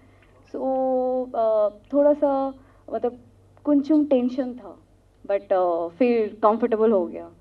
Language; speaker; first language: Hindi; non-native, local second language; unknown